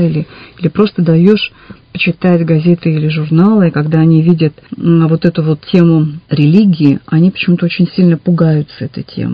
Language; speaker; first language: Russian; native; Russian